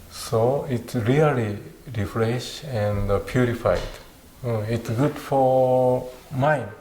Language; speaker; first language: English; non-native, learner; Japanese